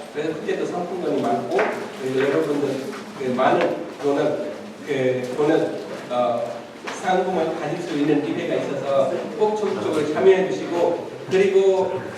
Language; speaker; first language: Korean; non-native, fluent; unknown